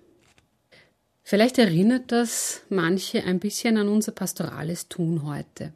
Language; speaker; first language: German; native; German